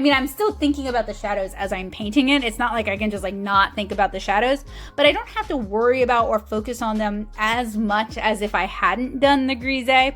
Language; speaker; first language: English; native; English